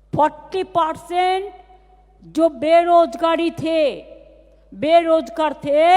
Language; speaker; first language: Hindi; non-native, local second language; Bangla